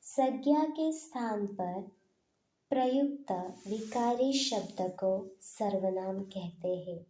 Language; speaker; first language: Hindi; non-native, local second language; Malayalam